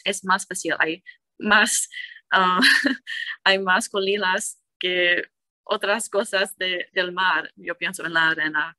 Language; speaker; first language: Spanish; non-native, learner; English